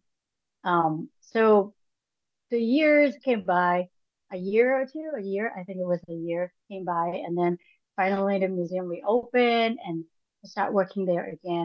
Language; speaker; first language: English; non-native, local second language; Cantonese